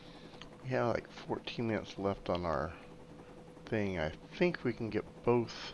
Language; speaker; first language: English; native; English